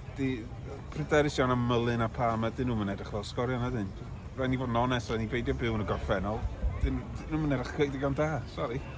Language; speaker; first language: Welsh; native; Welsh